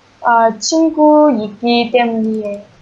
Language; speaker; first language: Korean; non-native, learner; Chinese